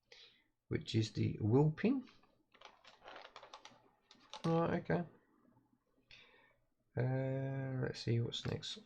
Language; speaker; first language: English; native; English